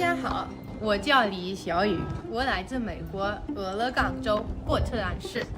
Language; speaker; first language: Chinese; non-native, fluent; English